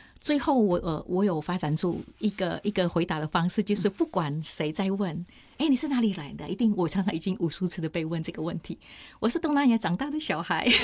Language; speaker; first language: Chinese; early bilingual, heritage; Chinese